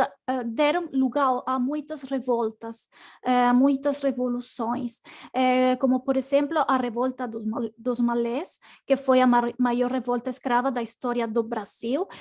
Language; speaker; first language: Portuguese; non-native, learner; Spanish